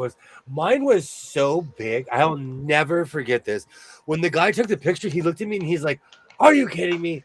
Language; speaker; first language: English; native; English